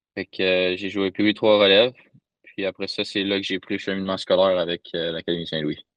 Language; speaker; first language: French; native; French